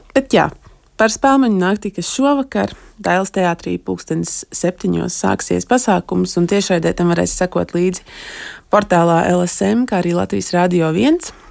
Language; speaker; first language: Latvian; native; Latvian